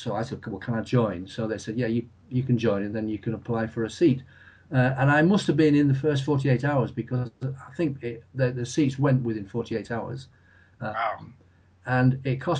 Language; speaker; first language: English; native; English